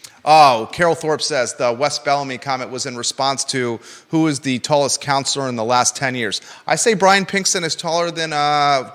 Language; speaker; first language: English; native; English